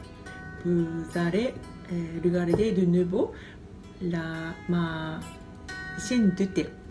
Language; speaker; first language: French; non-native, fluent; Japanese